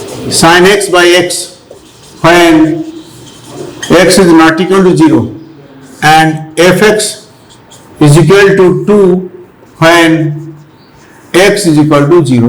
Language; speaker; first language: English; non-native, local second language; Hindi